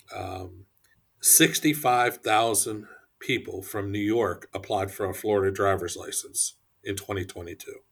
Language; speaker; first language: English; native; English